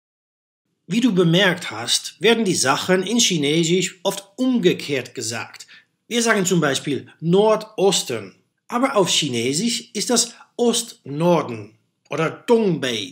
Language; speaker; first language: German; non-native, fluent; Dutch